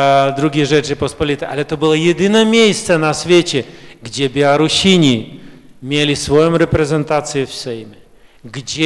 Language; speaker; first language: Polish; early bilingual, heritage; Russian